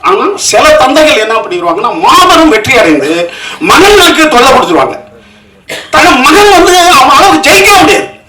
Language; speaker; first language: Tamil; native; Tamil